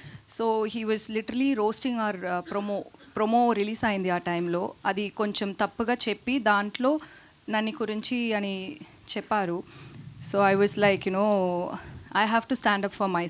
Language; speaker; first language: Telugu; non-native, learner; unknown